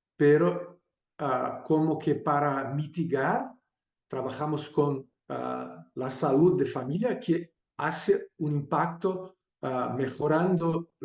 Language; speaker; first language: Spanish; non-native, fluent; Portuguese